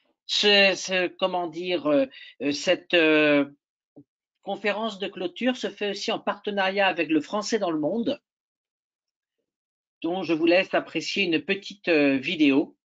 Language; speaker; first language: French; native; French